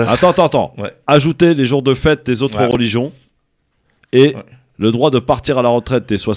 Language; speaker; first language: French; native; French